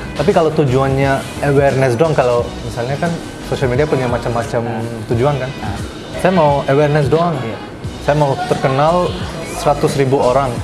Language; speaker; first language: Indonesian; non-native, fluent; Bangla